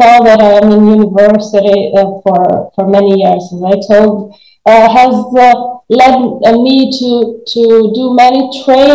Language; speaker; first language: English; non-native, fluent; Albanian